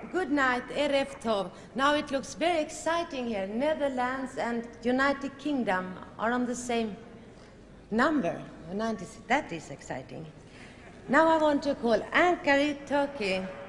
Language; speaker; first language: English; non-native, fluent; Swedish